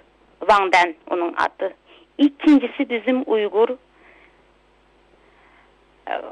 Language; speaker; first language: Turkish; non-native, local second language; Uyghur